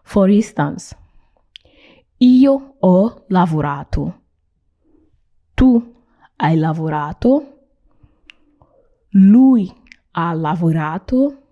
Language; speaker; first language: Italian; non-native, fluent; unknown